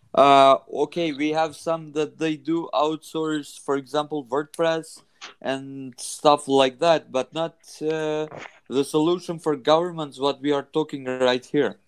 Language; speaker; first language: English; non-native, fluent; Albanian